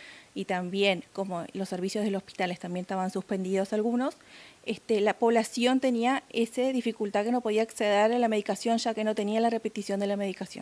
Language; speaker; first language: Spanish; native; Spanish